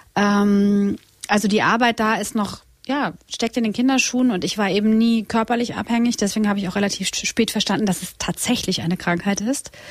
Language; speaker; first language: German; early bilingual, other home language; Croatian